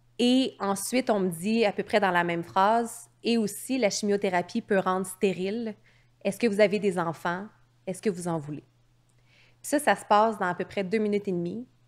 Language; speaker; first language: French; native; French